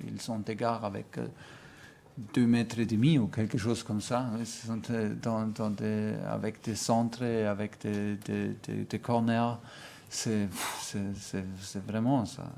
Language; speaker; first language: French; non-native, fluent; German